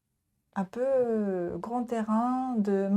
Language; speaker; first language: French; non-native, learner; Japanese